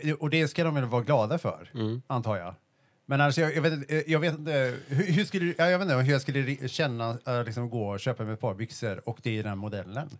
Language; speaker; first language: Swedish; early bilingual, heritage; Swedish